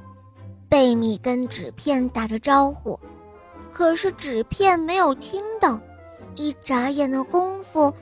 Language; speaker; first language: Chinese; native; Chinese